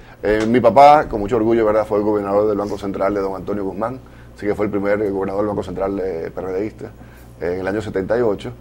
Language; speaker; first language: Spanish; native; Spanish